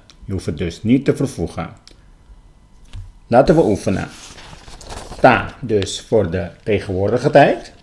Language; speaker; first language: Dutch; non-native, local second language; Papiamento